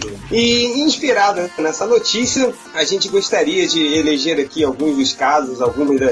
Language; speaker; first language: Portuguese; native; Portuguese